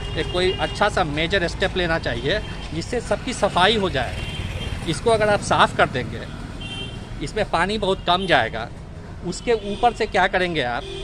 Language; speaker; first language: Hindi; native; Hindi